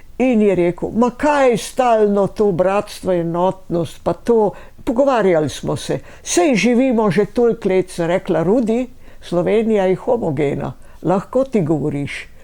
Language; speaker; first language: Slovenian; native; Slovenian